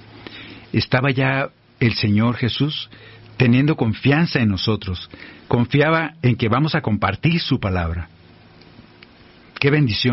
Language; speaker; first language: Spanish; native; Spanish